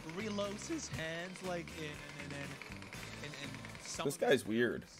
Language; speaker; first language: English; native; English